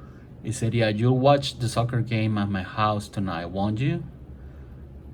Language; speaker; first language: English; non-native, fluent; Spanish